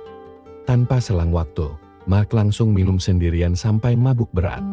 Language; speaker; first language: Indonesian; native; Indonesian